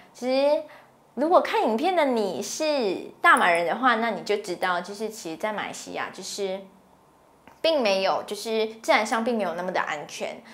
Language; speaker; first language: Chinese; native; Chinese